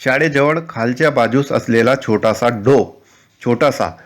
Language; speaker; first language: Marathi; non-native, local second language; Urdu